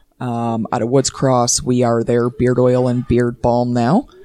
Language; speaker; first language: English; native; English